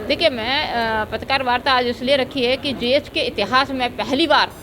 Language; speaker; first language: Hindi; native; Hindi